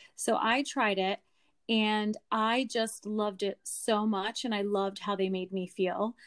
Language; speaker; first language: English; native; English